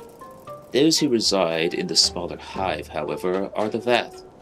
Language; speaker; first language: English; native; English